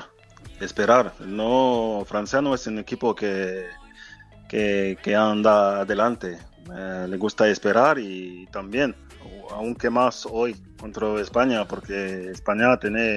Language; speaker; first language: Spanish; non-native, fluent; French